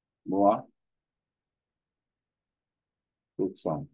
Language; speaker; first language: Vietnamese; non-native, learner; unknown